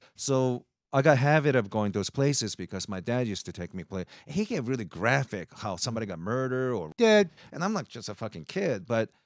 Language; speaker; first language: English; early bilingual, other home language; Japanese